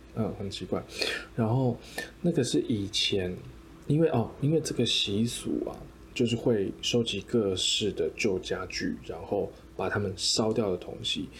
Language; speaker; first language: Chinese; native; Chinese